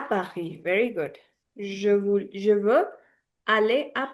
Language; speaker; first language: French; non-native, fluent; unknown